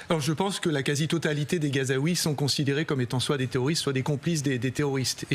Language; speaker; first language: French; native; French